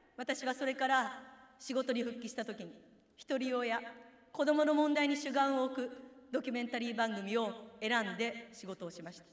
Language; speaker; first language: Japanese; native; Japanese